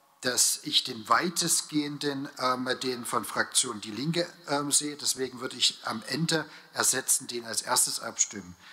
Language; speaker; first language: German; native; German